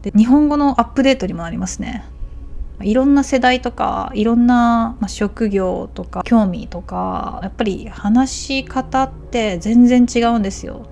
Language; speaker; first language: Japanese; native; Japanese